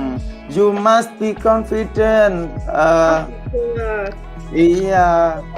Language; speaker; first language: English; non-native, learner; Indonesian